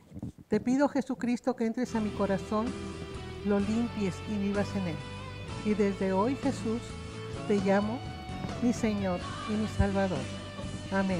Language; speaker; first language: Spanish; native; Spanish